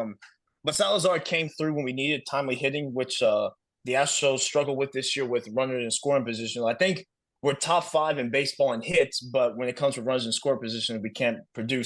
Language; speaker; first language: English; native; English